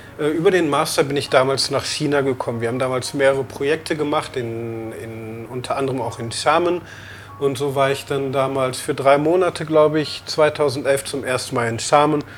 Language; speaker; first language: German; native; German